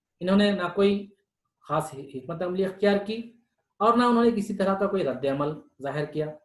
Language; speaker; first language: Urdu; native; Urdu